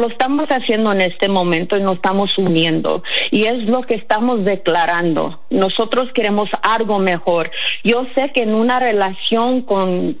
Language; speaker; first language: Spanish; early bilingual, heritage; Spanish